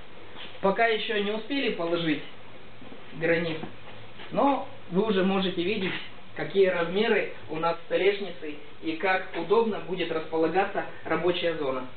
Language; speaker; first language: Russian; native; Russian